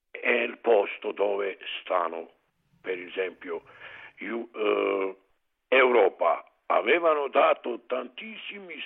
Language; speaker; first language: Italian; non-native, learner; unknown